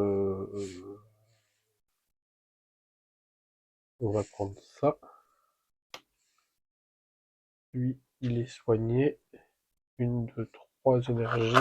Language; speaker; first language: French; native; French